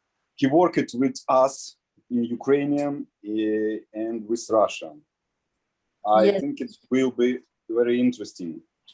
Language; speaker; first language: English; non-native, learner; Ukrainian